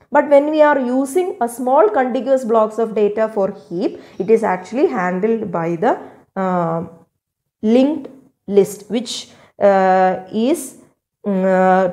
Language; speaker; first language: English; non-native, local second language; Malayalam